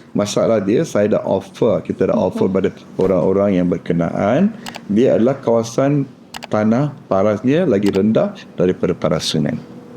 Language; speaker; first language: Malay; non-native, local second language; Tamil